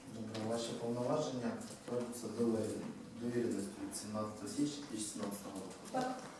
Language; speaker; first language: Ukrainian; native; Ukrainian